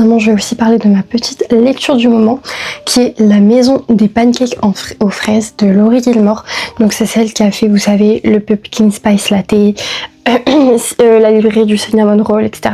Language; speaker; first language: French; native; French